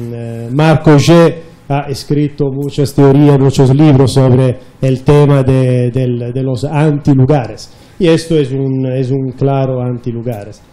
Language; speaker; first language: Spanish; non-native, fluent; Italian